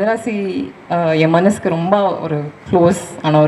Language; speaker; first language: Tamil; non-native, learner; Kannada